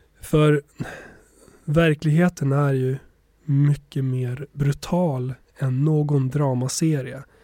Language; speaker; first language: Swedish; early bilingual, other home language; Albanian